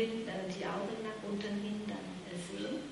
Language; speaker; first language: German; non-native, fluent; Vietnamese